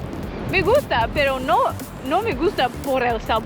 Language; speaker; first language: Spanish; non-native, learner; English